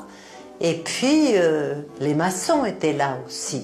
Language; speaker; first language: French; native; French